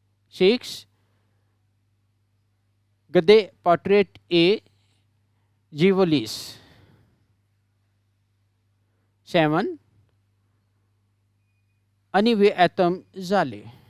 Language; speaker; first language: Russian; non-native, learner; English